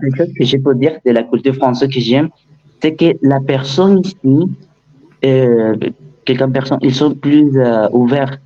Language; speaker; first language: French; non-native, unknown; Spanish